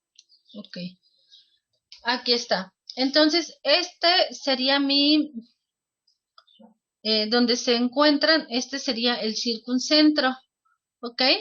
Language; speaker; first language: Spanish; native; Spanish